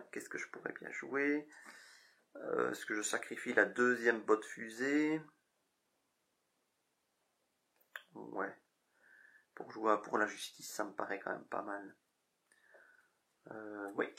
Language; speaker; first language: French; native; French